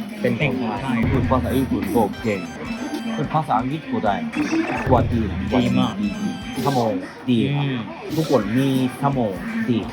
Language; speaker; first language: Thai; non-native, learner; Japanese